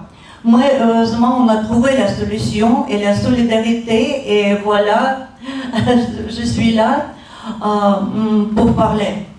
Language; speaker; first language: French; non-native, fluent; Russian